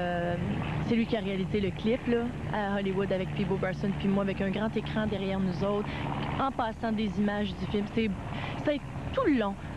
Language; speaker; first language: French; native; French